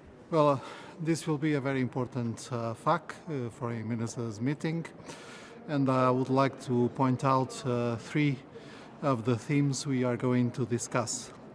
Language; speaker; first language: English; non-native, fluent; Portuguese